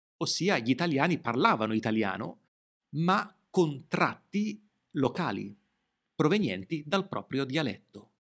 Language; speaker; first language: Italian; native; Italian